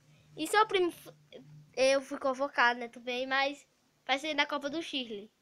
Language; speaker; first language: Portuguese; native; Portuguese